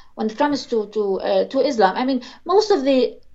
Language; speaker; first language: English; non-native, fluent; Arabic